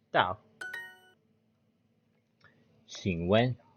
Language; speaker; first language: Chinese; non-native, learner; English